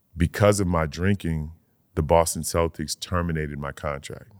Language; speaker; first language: English; native; English